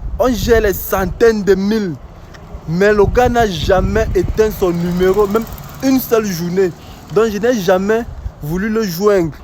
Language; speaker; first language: French; native; French